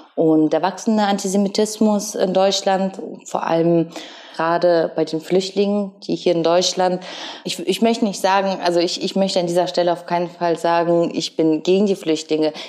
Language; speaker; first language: German; early bilingual, other home language; Russian